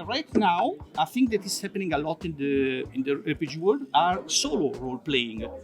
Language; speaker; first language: English; non-native, fluent; Italian